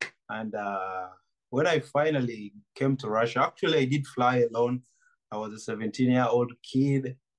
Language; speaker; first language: English; non-native, local second language; Ganda